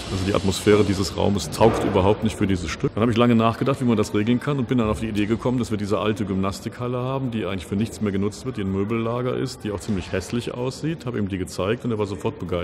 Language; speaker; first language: German; native; German